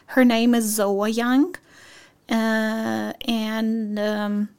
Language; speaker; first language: English; non-native, fluent; Ukrainian